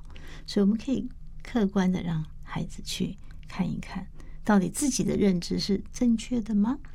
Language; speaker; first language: Chinese; native; Chinese